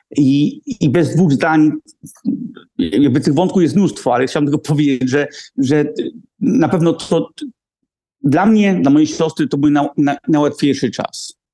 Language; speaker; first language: Polish; early bilingual, heritage; Polish